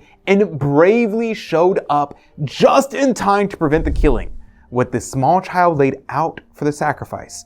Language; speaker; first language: English; native; English